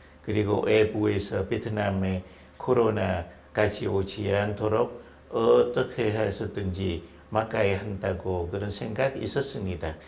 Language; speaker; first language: Korean; non-native, fluent; Vietnamese